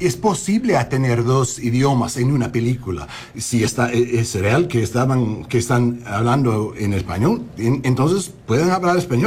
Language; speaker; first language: Spanish; early bilingual, heritage; English